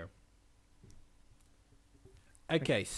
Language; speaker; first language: English; native; English